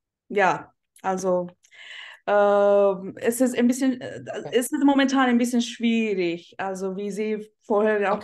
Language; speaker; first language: German; non-native, fluent; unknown